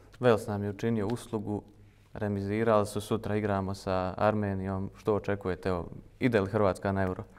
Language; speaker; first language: Croatian; native; Croatian